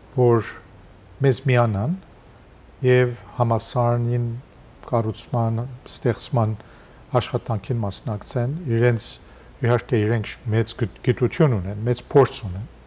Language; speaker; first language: Armenian; native; Armenian